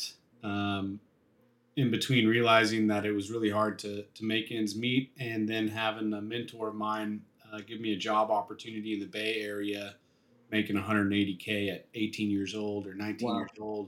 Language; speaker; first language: English; native; English